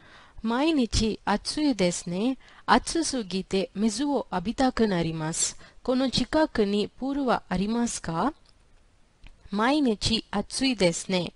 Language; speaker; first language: Japanese; non-native, fluent; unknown